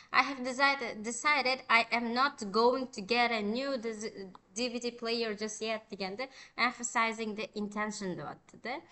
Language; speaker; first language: English; non-native, fluent; Uzbek